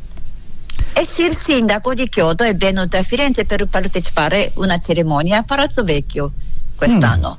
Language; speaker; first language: Italian; non-native, learner; Japanese